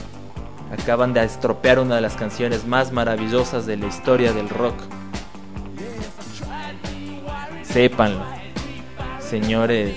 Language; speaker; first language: Spanish; native; Spanish